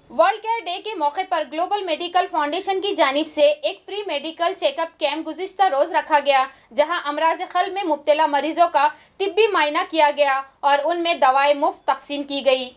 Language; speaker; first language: Urdu; native; Urdu